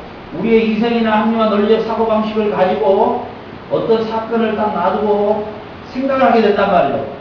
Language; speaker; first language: Korean; native; Korean